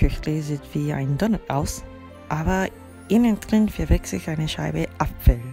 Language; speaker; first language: German; non-native, fluent; Korean